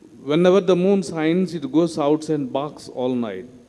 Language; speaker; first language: English; non-native, local second language; Tamil